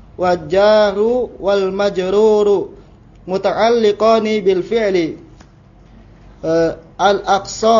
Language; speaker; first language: Arabic; non-native, learner; Indonesian